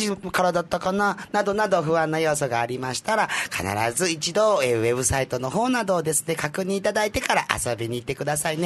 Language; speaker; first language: Japanese; native; Japanese